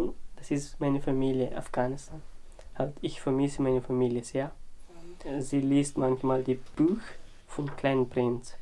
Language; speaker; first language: German; non-native, learner; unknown